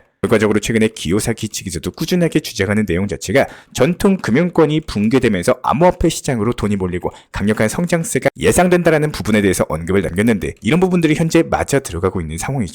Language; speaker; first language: Korean; native; Korean